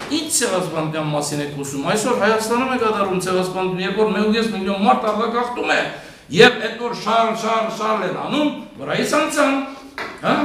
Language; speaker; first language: Armenian; early bilingual, heritage; Armenian